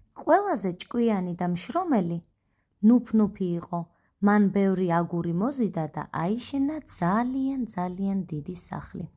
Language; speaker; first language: Georgian; native; Georgian